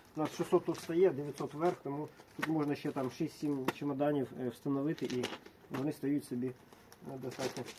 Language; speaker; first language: Ukrainian; non-native, local second language; Russian